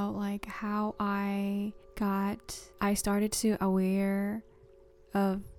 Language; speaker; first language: English; non-native, fluent; Japanese